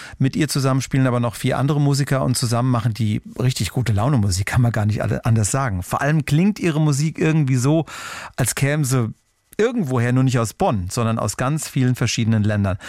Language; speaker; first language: German; native; German